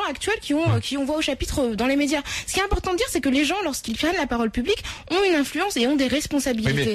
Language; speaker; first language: French; native; French